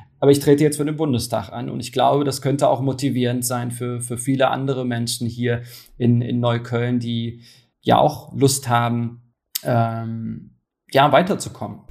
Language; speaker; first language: German; early bilingual, other home language; Turkish